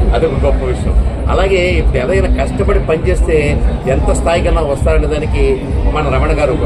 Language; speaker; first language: Telugu; native; Telugu